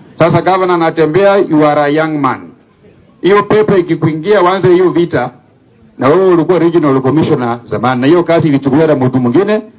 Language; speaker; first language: Swahili; non-native, local second language; Luyia